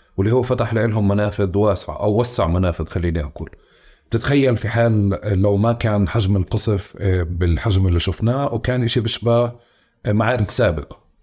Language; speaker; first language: Arabic; native; Arabic